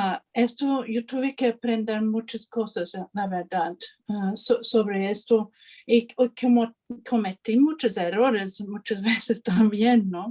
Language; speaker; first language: Spanish; non-native, fluent; English